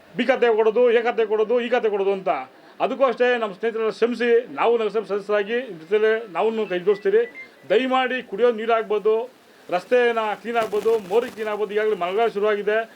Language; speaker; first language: Kannada; non-native, local second language; Tamil